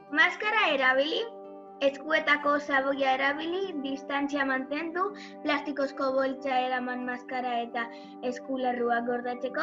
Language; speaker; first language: Basque; non-native, local second language; Spanish